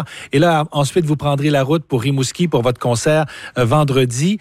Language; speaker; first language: French; native; French